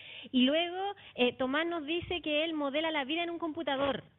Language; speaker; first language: Spanish; native; Spanish